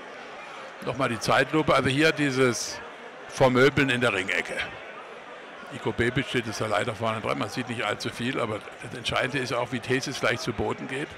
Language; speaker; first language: German; native; German